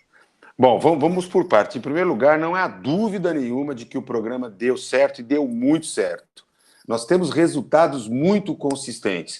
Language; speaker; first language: Portuguese; native; Portuguese